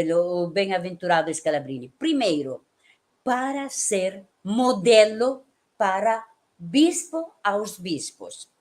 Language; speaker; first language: Portuguese; non-native, fluent; Italian